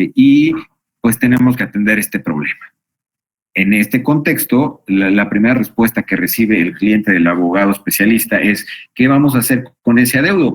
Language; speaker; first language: Spanish; native; Spanish